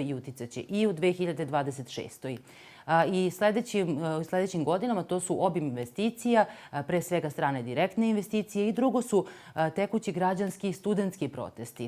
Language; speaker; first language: Serbian; native; Serbian